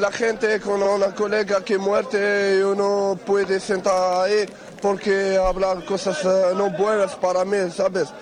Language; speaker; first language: Spanish; non-native, learner; Arabic